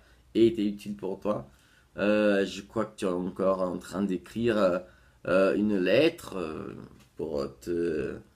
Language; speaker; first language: French; non-native, fluent; Portuguese